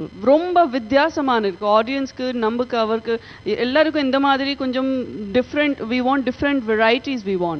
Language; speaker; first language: Tamil; non-native, local second language; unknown